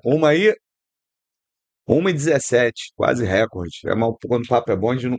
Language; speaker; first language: Portuguese; native; Portuguese